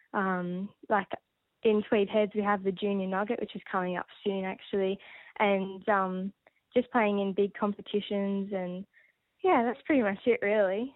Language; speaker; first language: English; native; English